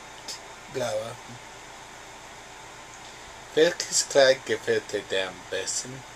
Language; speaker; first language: German; non-native, learner; English